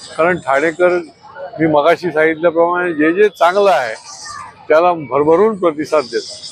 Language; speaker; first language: Marathi; native; Marathi